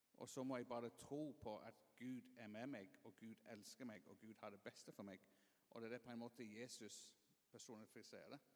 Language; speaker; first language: Norwegian; non-native, fluent; English